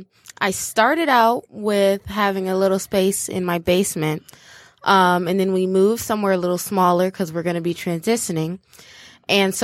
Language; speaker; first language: English; native; English